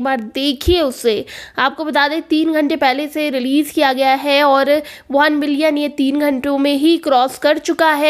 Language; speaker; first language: Hindi; native; Hindi